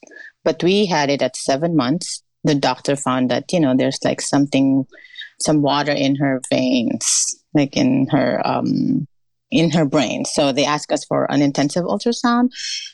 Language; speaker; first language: English; non-native, local second language; Filipino